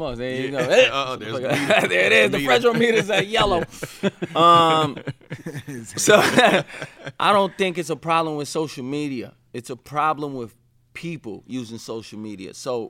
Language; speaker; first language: English; early bilingual, other home language; Spanish